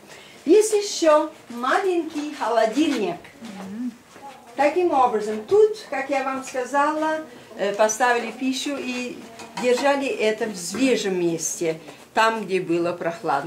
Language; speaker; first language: Russian; non-native, fluent; Albanian